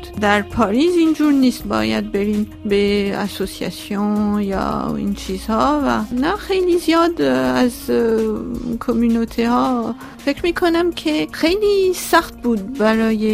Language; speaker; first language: Persian; non-native, local second language; Armenian